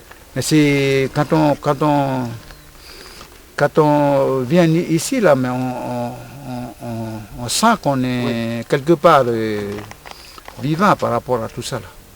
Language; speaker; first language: French; non-native, local second language; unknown